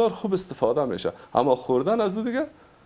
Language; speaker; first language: Persian; native; Persian